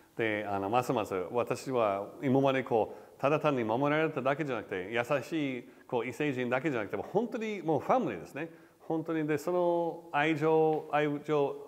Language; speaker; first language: Japanese; non-native, fluent; English